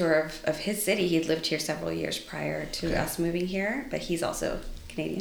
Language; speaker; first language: English; native; English